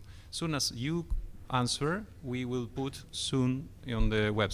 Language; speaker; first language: English; non-native, fluent; Spanish